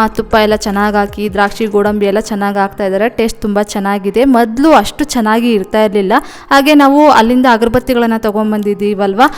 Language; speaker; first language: Kannada; non-native, local second language; Telugu